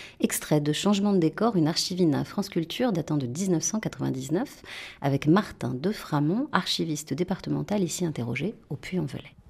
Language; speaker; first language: French; native; French